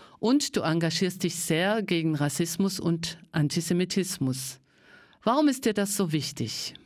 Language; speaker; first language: German; native; German